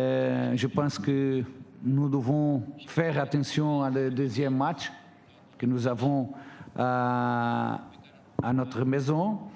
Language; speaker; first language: French; non-native, fluent; Portuguese